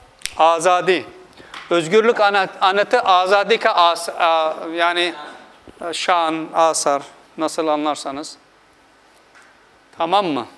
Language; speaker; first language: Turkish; non-native, fluent; Urdu